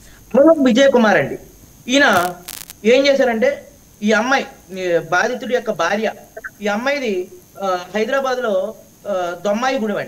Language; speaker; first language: Telugu; native; Telugu